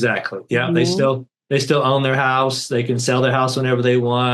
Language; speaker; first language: English; native; English